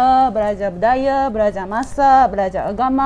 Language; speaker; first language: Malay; non-native, fluent; Japanese